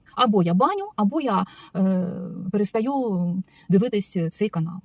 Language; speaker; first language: Ukrainian; non-native, local second language; Russian